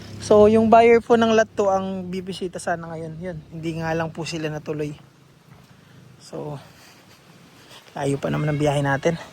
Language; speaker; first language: Filipino; native; Filipino